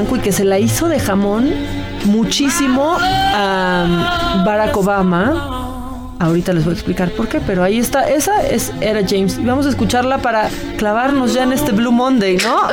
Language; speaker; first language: Spanish; native; Spanish